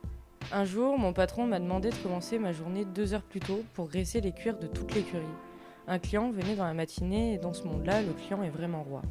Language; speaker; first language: French; native; French